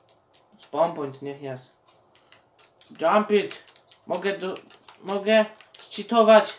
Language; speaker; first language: Polish; native; Polish